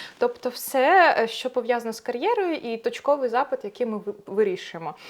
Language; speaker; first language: Ukrainian; native; Ukrainian